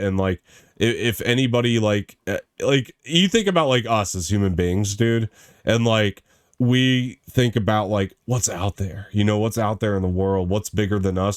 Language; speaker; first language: English; native; English